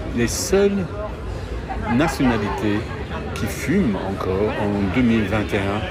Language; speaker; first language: French; non-native, fluent; English